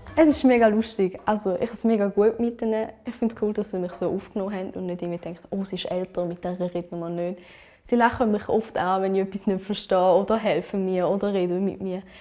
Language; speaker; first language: German; native; German